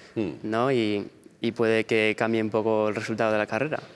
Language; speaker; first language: Spanish; early bilingual, heritage; Spanish